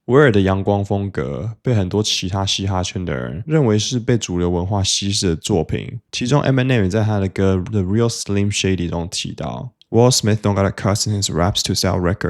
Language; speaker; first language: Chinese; native; Chinese